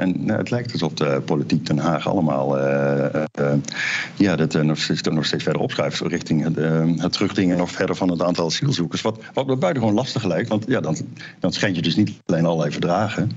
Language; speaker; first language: Dutch; native; Dutch